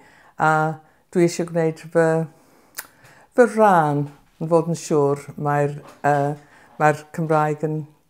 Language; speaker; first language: Welsh; non-native, local second language; English